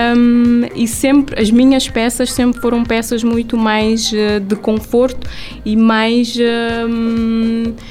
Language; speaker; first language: Portuguese; non-native, local second language; Kabuverdianu